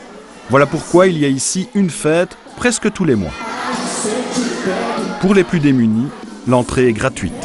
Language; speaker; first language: French; native; French